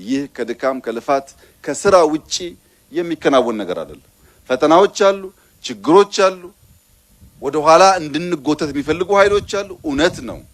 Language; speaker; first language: Amharic; non-native, local second language; Oromo